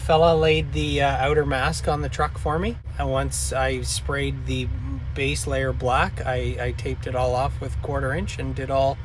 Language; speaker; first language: English; native; English